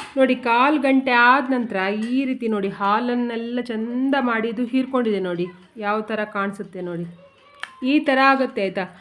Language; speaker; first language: Kannada; non-native, local second language; Konkani